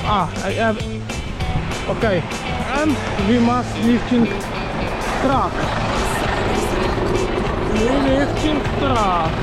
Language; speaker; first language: English; non-native, learner; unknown